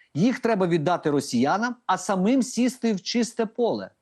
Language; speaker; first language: Ukrainian; native; Ukrainian